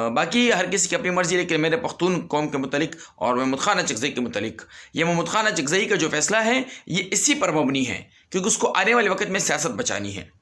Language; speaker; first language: Urdu; non-native, local second language; Pashto